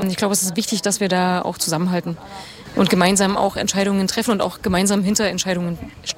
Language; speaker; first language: German; native; German